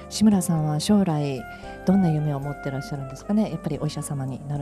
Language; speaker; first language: Japanese; native; Japanese